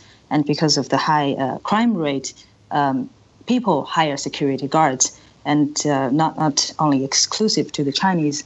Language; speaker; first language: English; non-native, local second language; Chinese